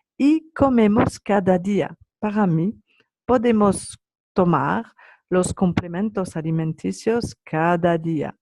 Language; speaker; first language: Spanish; non-native, learner; French